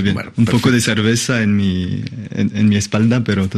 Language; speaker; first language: Spanish; non-native, fluent; French